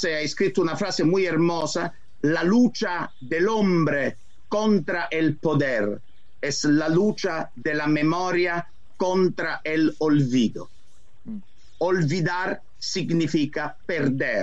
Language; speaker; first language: Spanish; non-native, fluent; Italian